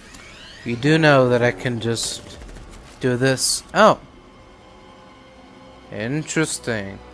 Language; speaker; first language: English; native; English